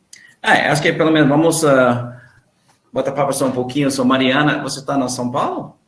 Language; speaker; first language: Portuguese; non-native, learner; English